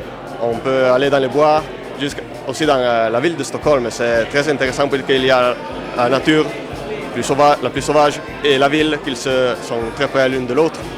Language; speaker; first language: French; non-native, local second language; Italian